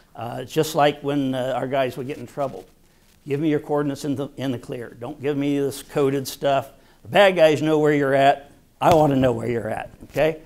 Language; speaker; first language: English; native; English